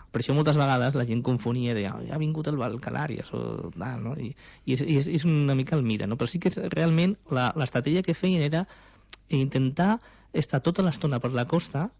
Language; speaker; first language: Catalan; native; Catalan